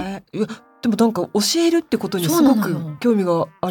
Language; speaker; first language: Japanese; native; Japanese